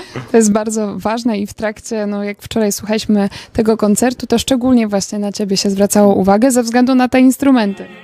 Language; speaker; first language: Polish; native; Polish